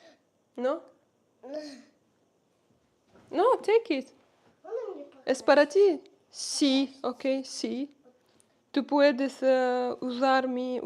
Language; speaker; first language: Spanish; non-native, learner; Russian